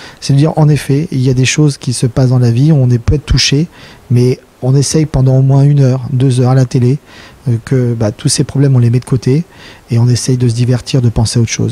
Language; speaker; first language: French; native; French